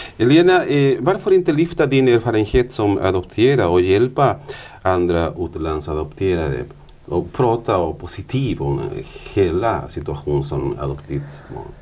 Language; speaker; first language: Swedish; non-native, fluent; Spanish